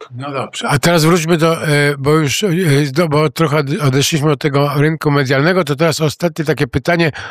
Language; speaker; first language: Polish; native; Polish